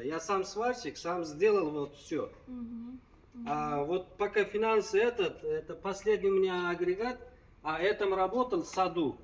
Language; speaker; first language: Russian; non-native, local second language; Uzbek